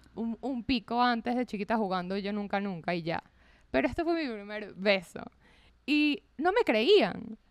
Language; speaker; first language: Spanish; native; Spanish